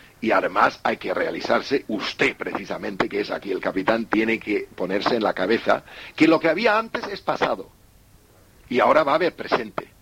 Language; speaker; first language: Spanish; non-native, fluent; German